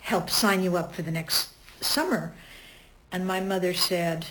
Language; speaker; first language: English; native; English